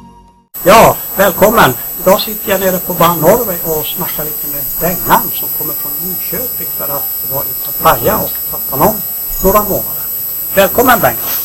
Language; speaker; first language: Swedish; native; Swedish